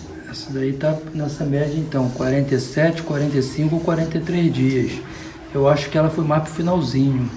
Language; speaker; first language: Portuguese; native; Portuguese